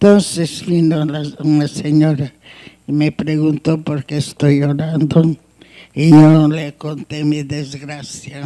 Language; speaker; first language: Spanish; non-native, learner; Hungarian